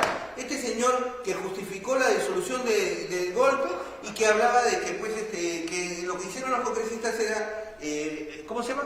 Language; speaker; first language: Spanish; native; Spanish